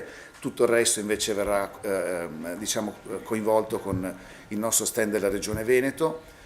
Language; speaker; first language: Italian; native; Italian